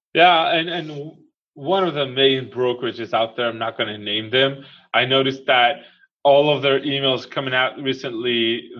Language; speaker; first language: English; non-native, fluent; Hebrew